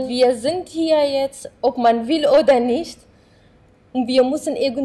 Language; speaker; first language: German; non-native, fluent; Arabic